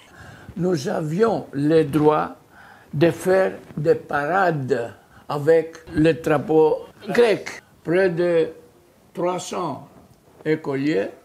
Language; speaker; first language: French; non-native, fluent; Greek